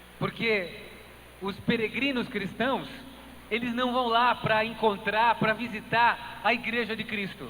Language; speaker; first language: Portuguese; native; Portuguese